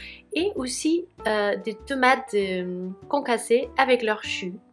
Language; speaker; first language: French; non-native, fluent; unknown